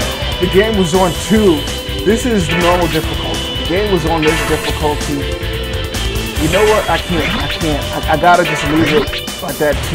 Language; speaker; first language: English; native; English